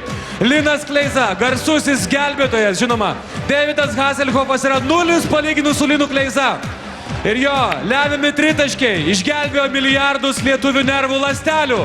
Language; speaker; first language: Lithuanian; native; Lithuanian